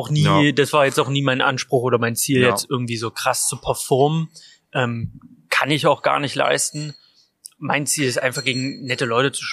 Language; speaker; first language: German; native; German